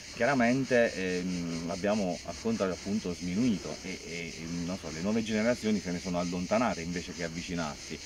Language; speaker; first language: Italian; native; Italian